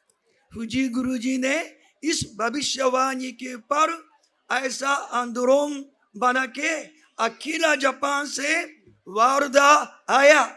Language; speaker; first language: Hindi; non-native, fluent; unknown